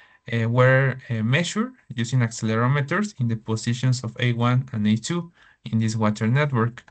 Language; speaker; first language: English; non-native, fluent; Spanish